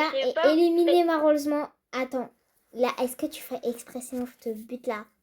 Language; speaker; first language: French; native; French